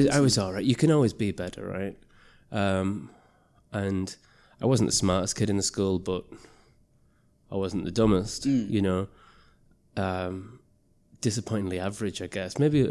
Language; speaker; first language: English; native; English